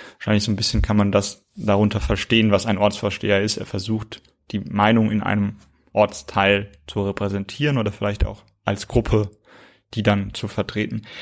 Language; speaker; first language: German; native; German